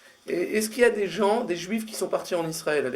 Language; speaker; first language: French; native; French